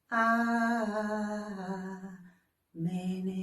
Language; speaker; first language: Māori; non-native, local second language; English